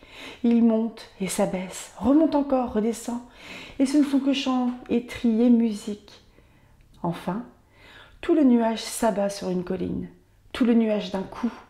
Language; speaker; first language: French; native; French